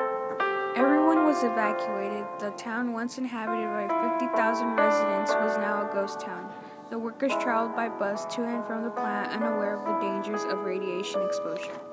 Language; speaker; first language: English; native; English